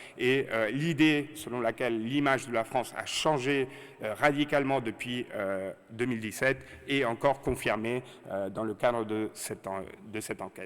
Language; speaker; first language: French; native; French